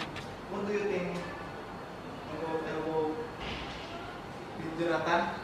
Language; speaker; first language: English; non-native, learner; Indonesian